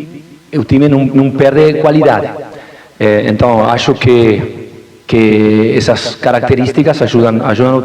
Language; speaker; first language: Portuguese; non-native, fluent; Spanish